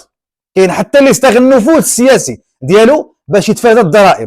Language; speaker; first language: Arabic; native; Arabic